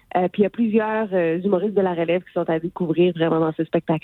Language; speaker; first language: French; native; French